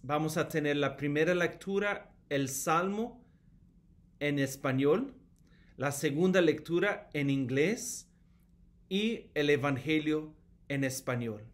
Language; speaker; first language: Spanish; non-native, fluent; English